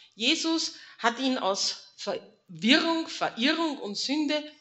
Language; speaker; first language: German; native; German